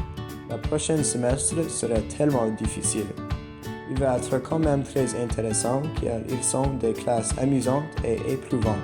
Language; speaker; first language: French; non-native, learner; English